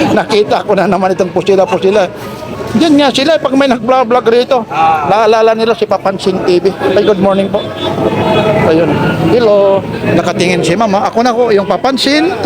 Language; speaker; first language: Filipino; non-native, local second language; Waray